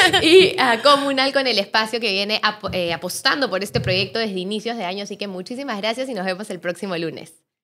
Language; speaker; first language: Spanish; native; Spanish